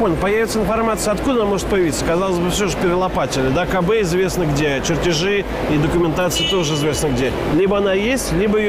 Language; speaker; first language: Russian; native; Russian